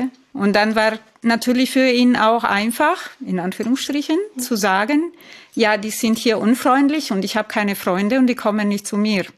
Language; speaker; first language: German; non-native, fluent; Italian